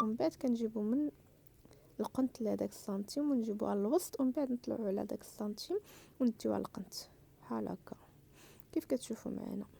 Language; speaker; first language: Arabic; native; Arabic